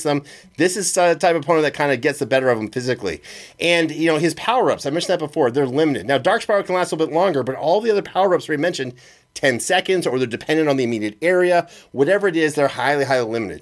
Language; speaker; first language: English; native; English